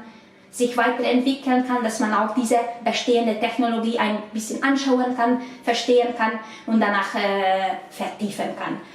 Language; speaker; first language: German; non-native, learner; Hungarian